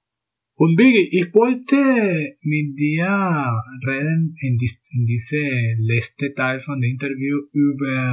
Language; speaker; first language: German; non-native, fluent; Spanish